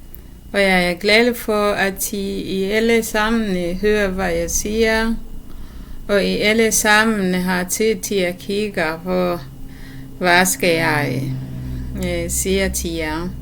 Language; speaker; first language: Danish; non-native, learner; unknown